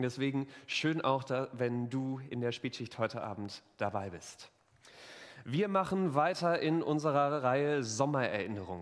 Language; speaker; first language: German; native; German